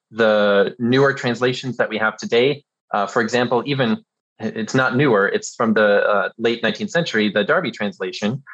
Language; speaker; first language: English; early bilingual, other home language; German